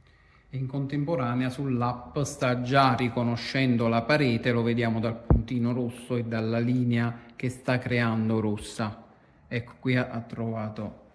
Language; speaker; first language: Italian; native; Italian